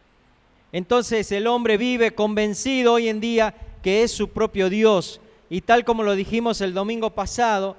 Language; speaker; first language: Spanish; native; Spanish